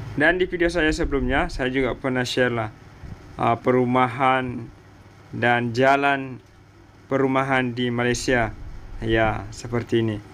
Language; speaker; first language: Indonesian; native; Indonesian